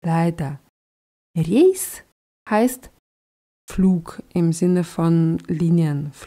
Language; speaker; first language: German; non-native, fluent; Russian